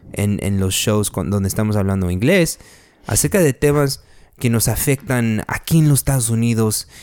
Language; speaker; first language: Spanish; early bilingual, other home language; English